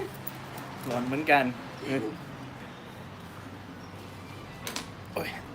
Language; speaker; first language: Thai; non-native, learner; English